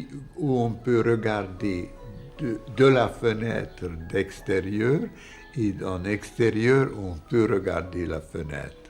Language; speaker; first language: French; non-native, fluent; Hungarian